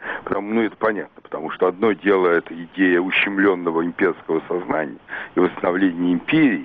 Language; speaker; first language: Russian; native; Russian